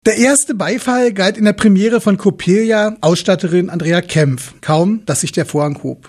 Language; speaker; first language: German; native; German